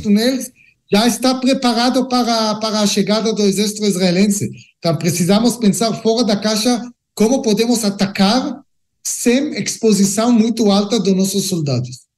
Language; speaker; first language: Portuguese; non-native, learner; Hebrew